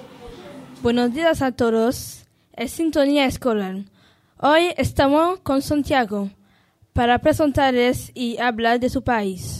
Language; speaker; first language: Spanish; non-native, learner; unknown